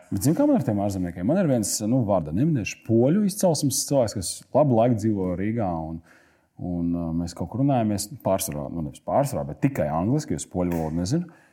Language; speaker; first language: Latvian; native; Latvian